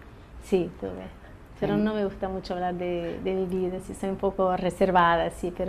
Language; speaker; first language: Spanish; early bilingual, heritage; Portuguese